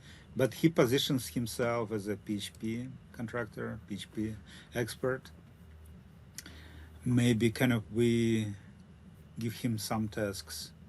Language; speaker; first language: English; non-native, learner; Russian